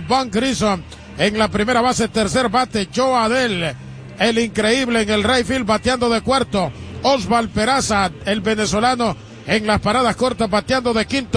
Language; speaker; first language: Spanish; native; Spanish